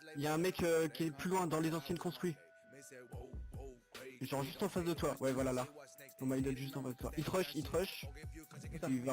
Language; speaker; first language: French; native; French